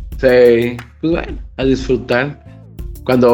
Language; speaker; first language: Spanish; native; Spanish